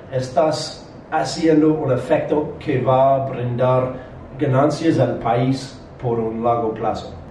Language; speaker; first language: Spanish; non-native, learner; English